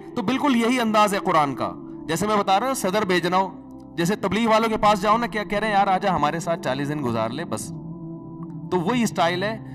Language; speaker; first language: Urdu; native; Urdu